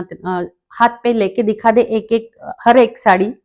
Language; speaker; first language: Hindi; non-native, local second language; Marathi